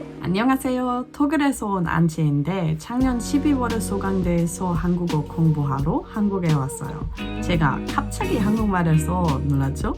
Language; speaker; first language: Korean; non-native, learner; German